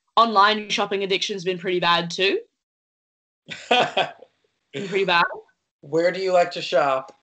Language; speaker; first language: English; native; English